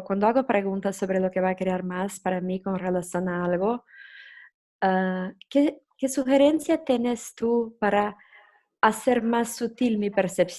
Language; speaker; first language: Spanish; non-native, fluent; Portuguese